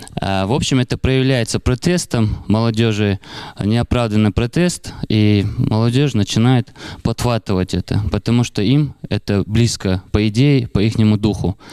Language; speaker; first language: Russian; non-native, local second language; Ingush